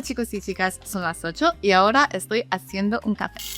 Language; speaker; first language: Spanish; non-native, learner; English